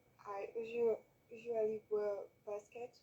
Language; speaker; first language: English; non-native, learner; French